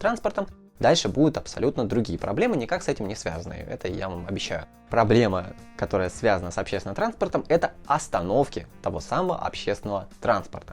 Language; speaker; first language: Russian; native; Russian